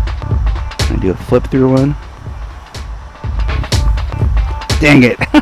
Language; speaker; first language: English; native; English